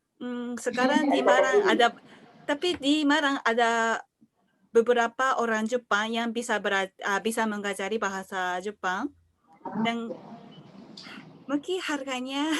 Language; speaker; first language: Indonesian; non-native, learner; Japanese